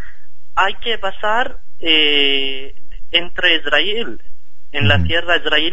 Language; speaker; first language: Spanish; non-native, fluent; Arabic